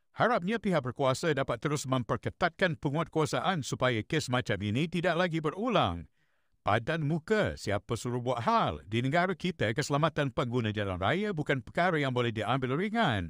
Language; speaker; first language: Malay; native; Malay